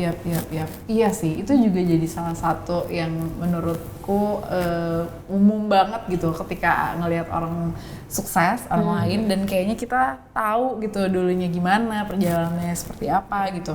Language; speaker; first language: Indonesian; native; Indonesian